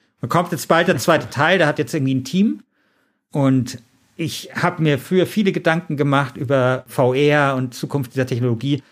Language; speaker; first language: German; native; German